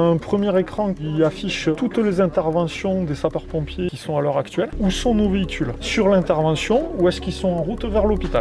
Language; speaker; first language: French; native; French